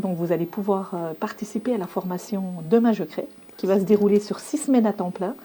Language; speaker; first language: French; native; French